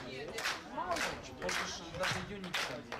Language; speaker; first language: Russian; native; Russian